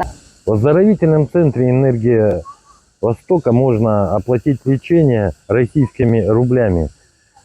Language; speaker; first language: Russian; native; Russian